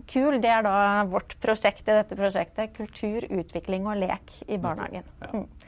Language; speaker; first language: Norwegian; native; Norwegian